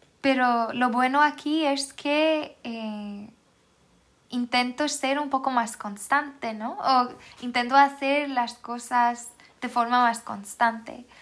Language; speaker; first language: Spanish; non-native, fluent; Swedish